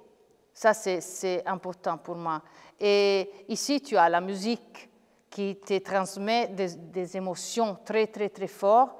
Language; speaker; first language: French; non-native, fluent; Italian